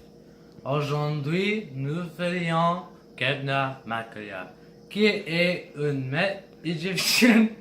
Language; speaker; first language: French; non-native, learner; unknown